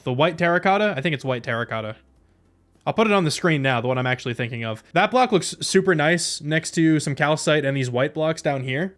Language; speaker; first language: English; native; English